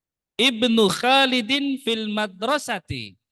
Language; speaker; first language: Arabic; non-native, fluent; Indonesian